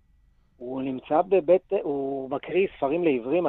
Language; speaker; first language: Hebrew; native; Hebrew